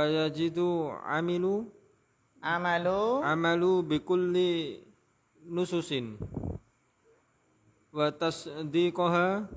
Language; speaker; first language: Arabic; non-native, learner; Indonesian